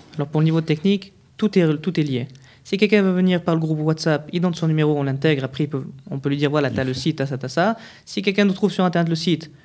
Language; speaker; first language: French; native; French